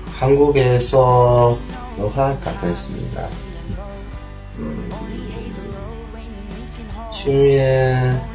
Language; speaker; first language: Korean; non-native, learner; Chinese